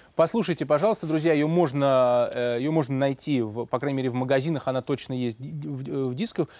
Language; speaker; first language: Russian; native; Russian